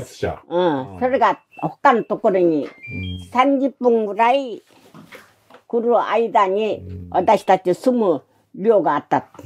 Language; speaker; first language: Japanese; non-native, learner; Korean